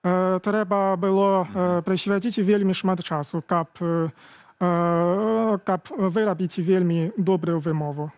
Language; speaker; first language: Belarusian; non-native, fluent; Chinese